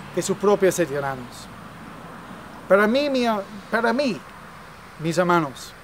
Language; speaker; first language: Spanish; non-native, fluent; English